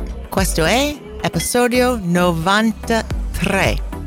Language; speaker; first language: Italian; non-native, fluent; English